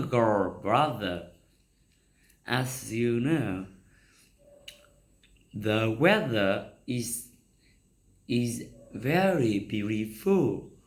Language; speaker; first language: English; non-native, learner; Vietnamese